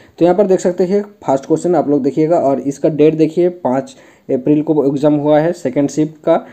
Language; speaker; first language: Hindi; non-native, local second language; Bangla